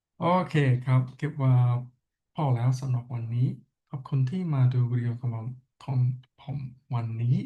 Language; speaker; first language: Thai; non-native, learner; English